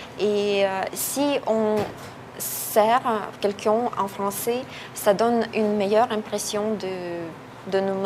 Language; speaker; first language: French; non-native, fluent; Russian